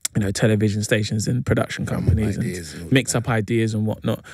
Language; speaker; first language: English; native; English